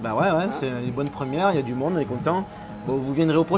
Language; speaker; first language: French; native; French